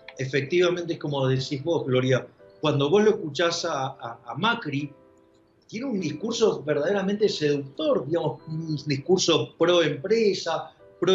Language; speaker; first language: Spanish; native; Spanish